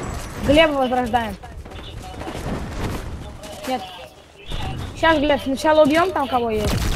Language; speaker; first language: Russian; native; Russian